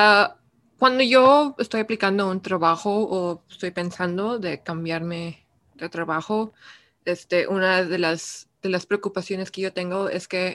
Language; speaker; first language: Spanish; early bilingual, heritage; Spanish